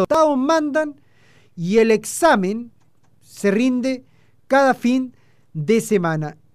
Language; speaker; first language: Spanish; native; Spanish